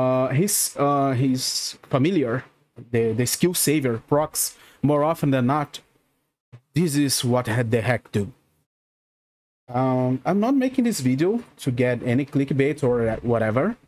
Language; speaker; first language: English; non-native, fluent; Portuguese